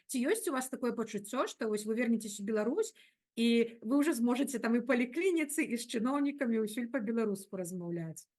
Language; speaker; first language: Belarusian; non-native, local second language; Russian